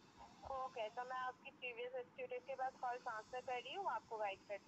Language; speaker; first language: Hindi; native; Hindi